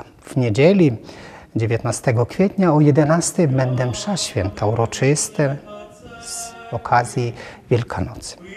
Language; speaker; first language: Polish; non-native, fluent; Ukrainian